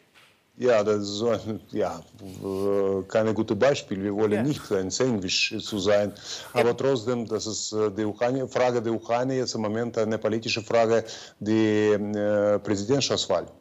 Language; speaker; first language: German; non-native, fluent; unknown